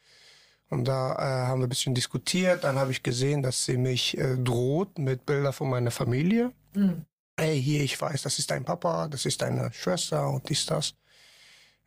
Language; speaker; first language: German; non-native, fluent; Persian